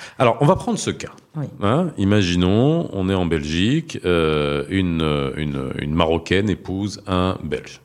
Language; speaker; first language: French; early bilingual, other home language; Arabic